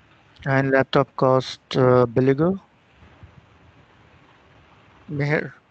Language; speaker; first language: German; non-native, learner; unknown